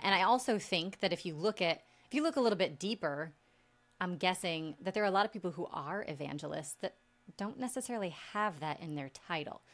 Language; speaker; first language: English; native; English